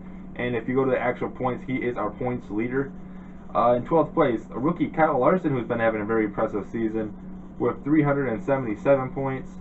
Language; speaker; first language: English; native; English